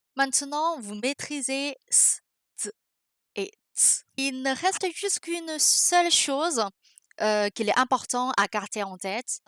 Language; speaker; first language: French; non-native, fluent; Chinese